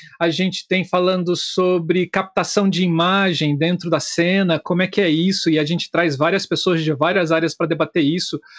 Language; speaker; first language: Portuguese; native; Portuguese